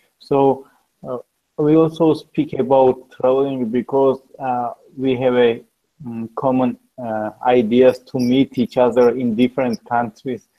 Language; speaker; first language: English; non-native, learner; Georgian